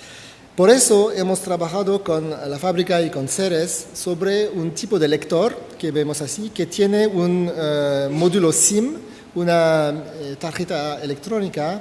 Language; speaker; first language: Spanish; non-native, fluent; French